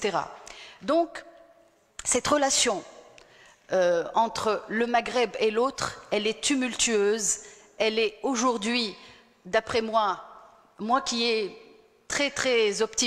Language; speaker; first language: French; non-native, local second language; Arabic